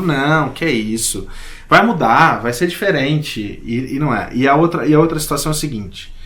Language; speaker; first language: Portuguese; native; Portuguese